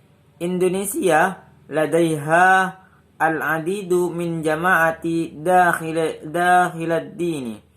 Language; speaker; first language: Arabic; non-native, learner; Indonesian